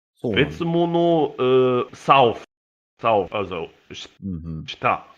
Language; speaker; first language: Japanese; non-native, learner; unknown